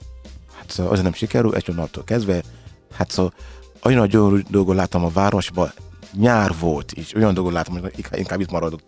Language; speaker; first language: Hungarian; non-native, learner; Yoruba